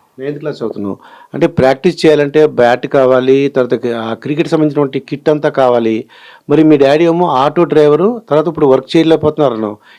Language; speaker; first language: Telugu; native; Telugu